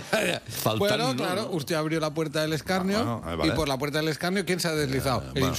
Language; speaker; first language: Spanish; native; Spanish